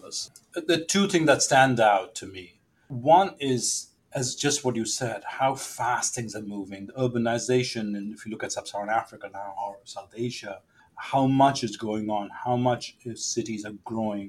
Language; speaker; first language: English; non-native, local second language; Hindi